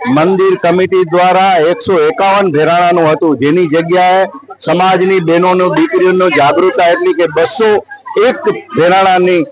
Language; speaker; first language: Gujarati; non-native, local second language; Sindhi